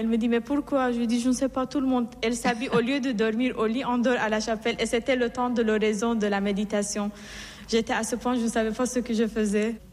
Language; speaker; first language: French; non-native, fluent; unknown